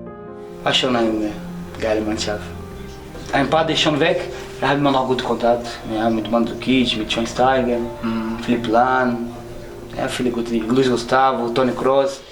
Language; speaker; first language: German; non-native, learner; Portuguese